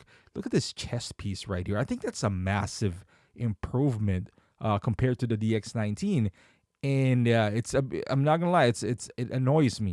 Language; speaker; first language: English; native; English